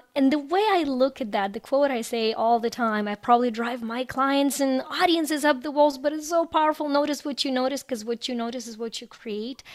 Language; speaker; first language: English; non-native, fluent; Ukrainian